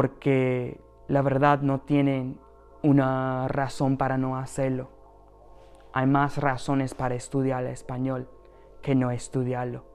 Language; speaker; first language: Spanish; non-native, fluent; English